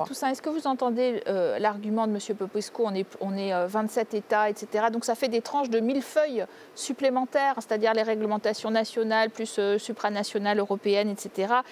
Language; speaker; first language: French; native; French